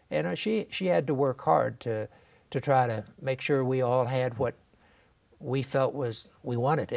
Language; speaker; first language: English; native; English